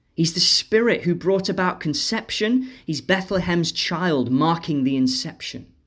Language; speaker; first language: English; native; English